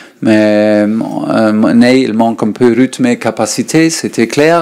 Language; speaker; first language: French; non-native, learner; German